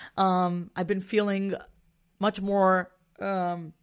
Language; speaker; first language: English; early bilingual, other home language; Hindi